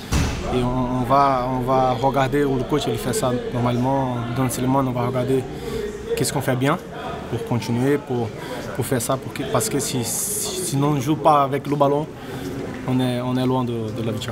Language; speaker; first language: French; non-native, learner; Portuguese